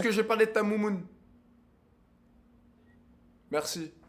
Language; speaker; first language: French; native; French